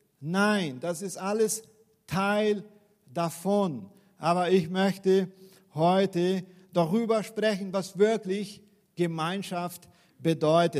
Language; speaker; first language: German; non-native, fluent; Portuguese